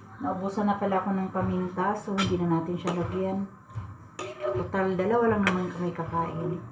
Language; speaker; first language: Filipino; non-native, local second language; Cebuano